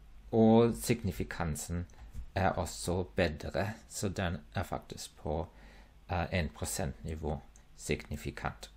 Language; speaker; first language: Norwegian; non-native, fluent; German